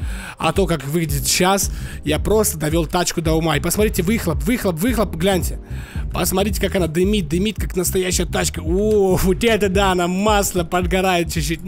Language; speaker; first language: Russian; native; Russian